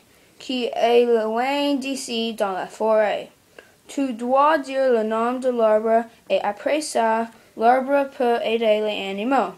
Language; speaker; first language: French; non-native, learner; English